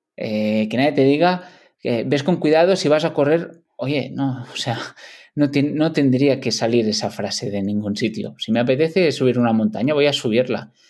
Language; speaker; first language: Spanish; non-native, local second language; Catalan